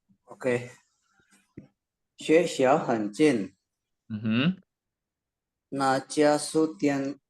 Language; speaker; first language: Chinese; non-native, learner; Indonesian